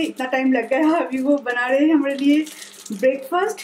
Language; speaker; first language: Hindi; non-native, local second language; Bangla